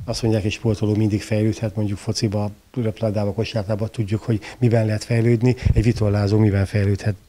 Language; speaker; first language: Hungarian; native; Hungarian